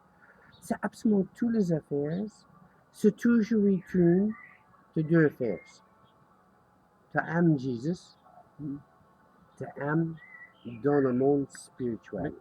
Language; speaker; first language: French; non-native, learner; English